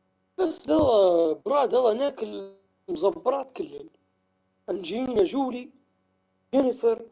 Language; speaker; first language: Arabic; native; Arabic